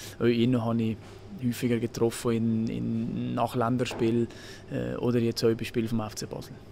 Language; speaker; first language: German; native; German